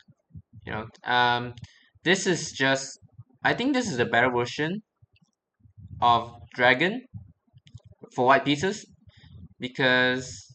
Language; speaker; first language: English; non-native, fluent; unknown